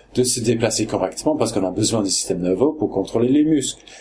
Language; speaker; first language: French; non-native, fluent; English